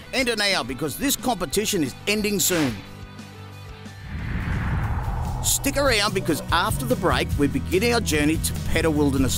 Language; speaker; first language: English; native; English